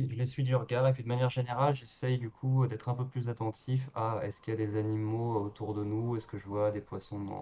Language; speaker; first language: French; native; French